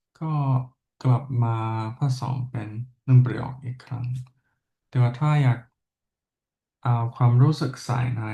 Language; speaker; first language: Thai; non-native, learner; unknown